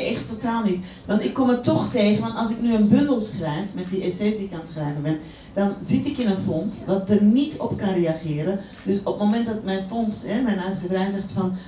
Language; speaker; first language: Dutch; native; Dutch